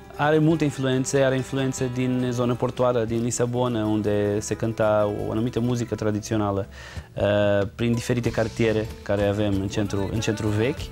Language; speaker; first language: Romanian; non-native, fluent; Portuguese